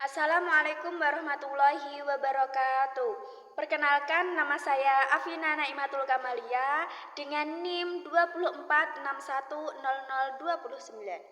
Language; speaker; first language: Indonesian; native; Indonesian